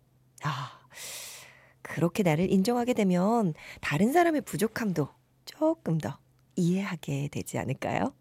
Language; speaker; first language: Korean; native; Korean